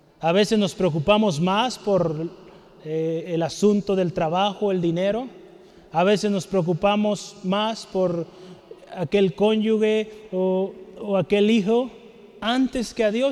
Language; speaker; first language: Spanish; native; Spanish